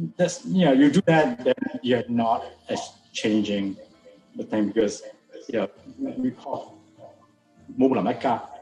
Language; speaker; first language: English; non-native, local second language; Min Nan Chinese